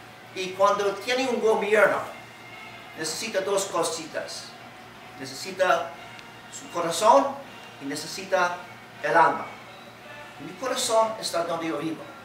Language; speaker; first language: Spanish; non-native, learner; English